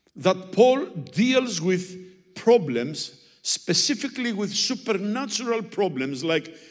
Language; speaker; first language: English; non-native, fluent; Greek